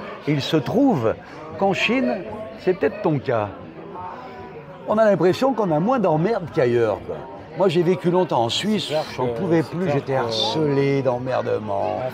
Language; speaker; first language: French; native; French